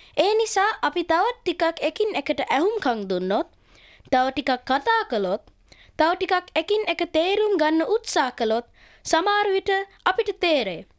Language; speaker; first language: Sinhala; early bilingual, heritage; Sinhala